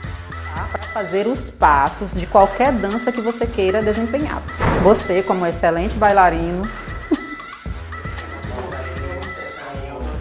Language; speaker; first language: Portuguese; native; Portuguese